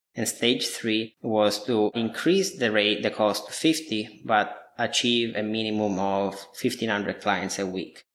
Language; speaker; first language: English; non-native, fluent; Italian